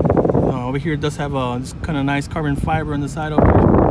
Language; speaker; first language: English; native; English